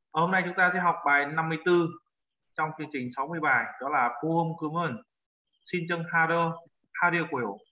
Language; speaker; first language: Vietnamese; native; Vietnamese